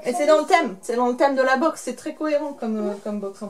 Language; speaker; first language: French; native; French